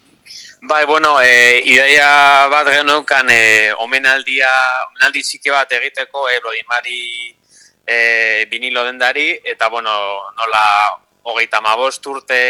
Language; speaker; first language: Basque; non-native, local second language; Spanish